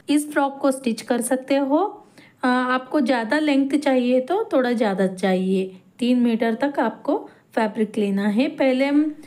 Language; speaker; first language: Hindi; non-native, local second language; Kannada